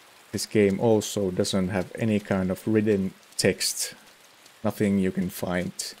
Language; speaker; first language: English; non-native, fluent; Finnish